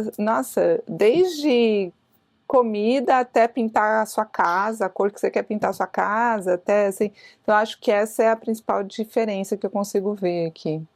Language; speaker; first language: Portuguese; native; Portuguese